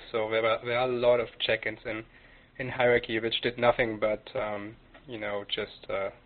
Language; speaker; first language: English; non-native, fluent; German